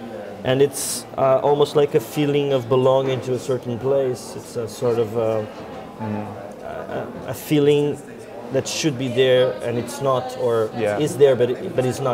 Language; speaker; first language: English; non-native, fluent; Portuguese